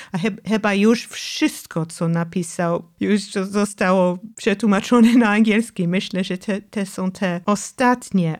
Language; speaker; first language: Polish; non-native, fluent; English